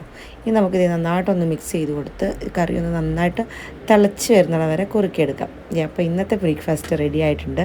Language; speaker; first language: Malayalam; native; Malayalam